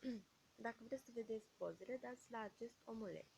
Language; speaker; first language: Romanian; native; Romanian